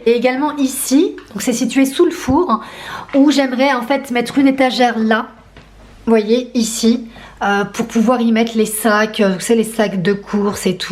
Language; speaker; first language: French; native; French